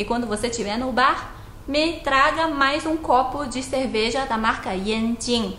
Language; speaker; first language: Portuguese; non-native, fluent; Chinese